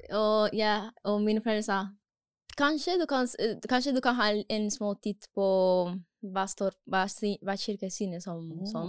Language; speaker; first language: Norwegian; non-native, learner; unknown